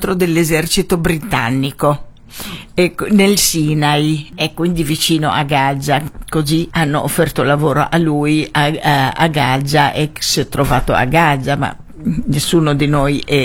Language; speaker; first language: Italian; non-native, fluent; Arabic